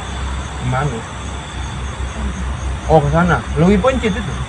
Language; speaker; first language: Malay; non-native, local second language; Sundanese